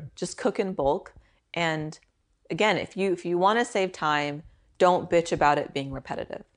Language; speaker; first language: English; native; English